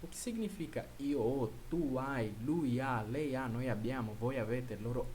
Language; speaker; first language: Italian; non-native, fluent; Portuguese